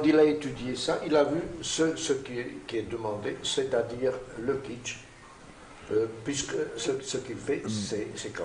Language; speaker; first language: French; non-native, fluent; Romanian